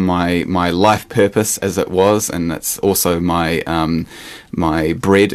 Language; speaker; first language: English; native; English